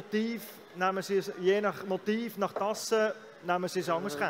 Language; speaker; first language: German; native; German